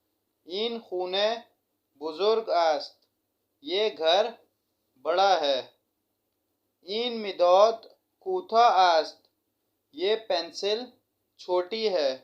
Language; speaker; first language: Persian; non-native, fluent; Urdu